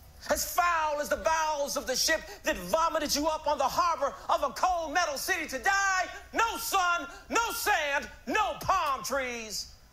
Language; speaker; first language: English; native; English